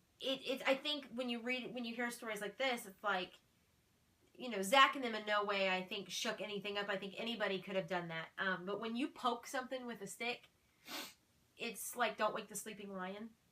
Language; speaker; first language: English; native; English